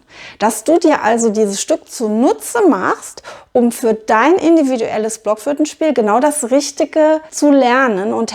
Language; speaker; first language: German; native; German